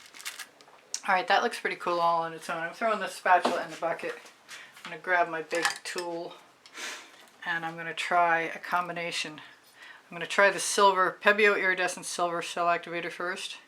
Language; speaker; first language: English; native; English